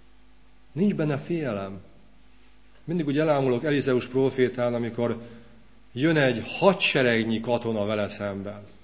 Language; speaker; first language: Hungarian; native; Hungarian